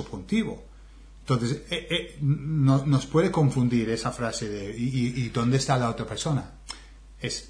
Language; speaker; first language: Spanish; non-native, fluent; English